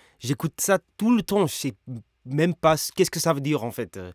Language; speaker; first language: French; non-native, learner; English